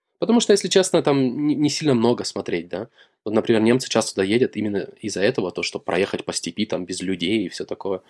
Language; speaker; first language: Russian; native; Russian